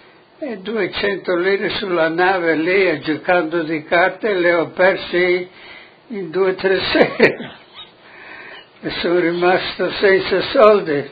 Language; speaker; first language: Italian; non-native, local second language; Friulian